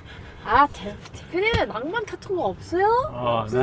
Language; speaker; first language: Korean; non-native, fluent; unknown